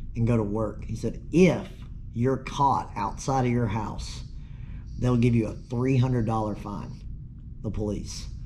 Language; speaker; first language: English; native; English